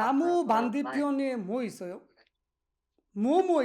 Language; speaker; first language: Korean; non-native, fluent; Bangla